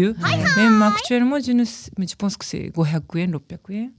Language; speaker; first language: French; non-native, fluent; Japanese